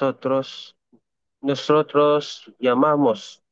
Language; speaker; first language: Spanish; non-native, learner; Filipino